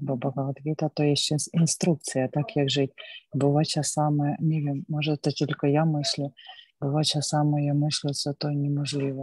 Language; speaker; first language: Polish; non-native, learner; Ukrainian